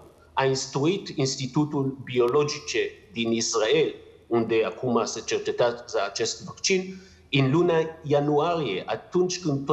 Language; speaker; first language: Romanian; non-native, learner; Hebrew